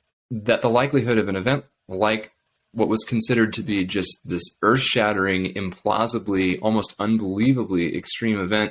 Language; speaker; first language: English; native; English